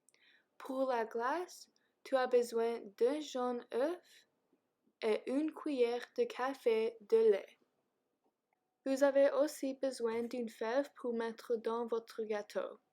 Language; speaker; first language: French; non-native, learner; English